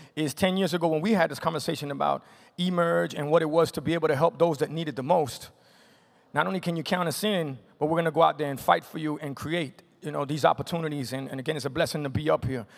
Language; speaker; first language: English; native; English